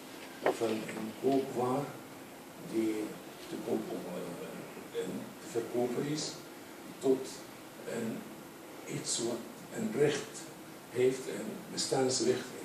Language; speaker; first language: Dutch; non-native, fluent; Arabic